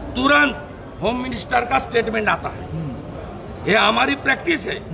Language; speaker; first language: Hindi; non-native, local second language; Bangla